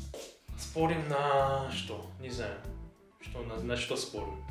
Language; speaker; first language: Russian; non-native, learner; Korean